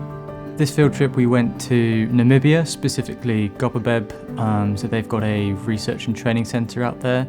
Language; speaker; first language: English; native; English